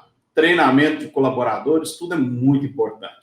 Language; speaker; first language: Portuguese; native; Portuguese